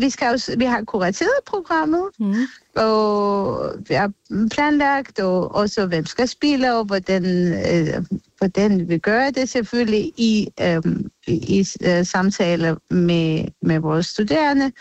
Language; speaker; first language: Danish; non-native, fluent; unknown